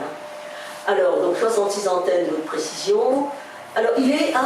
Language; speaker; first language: French; native; French